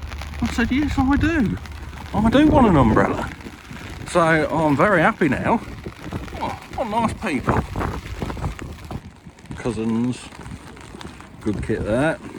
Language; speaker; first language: English; native; English